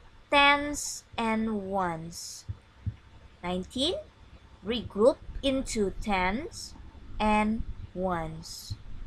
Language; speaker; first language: English; non-native, fluent; Indonesian